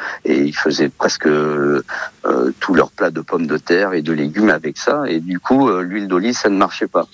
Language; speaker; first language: French; early bilingual, other home language; Portuguese